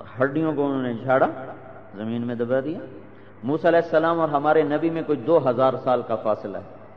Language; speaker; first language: Urdu; non-native, local second language; Punjabi